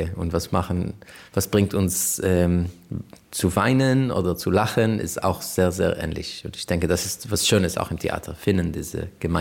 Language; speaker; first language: German; non-native, fluent; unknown